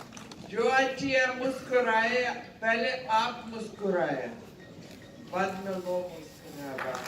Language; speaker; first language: Hindi; non-native, learner; Ukrainian